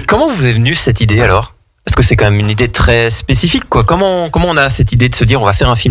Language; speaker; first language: French; native; French